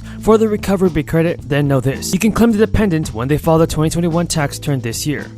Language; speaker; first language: English; native; English